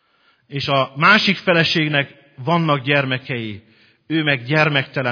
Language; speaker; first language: Hungarian; native; Hungarian